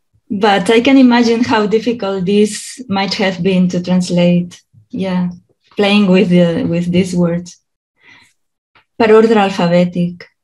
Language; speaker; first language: English; non-native, fluent; Catalan